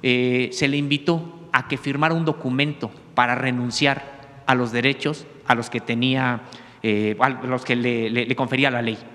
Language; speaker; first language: Spanish; native; Spanish